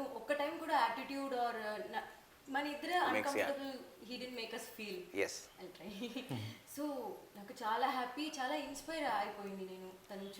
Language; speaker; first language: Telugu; non-native, learner; Tamil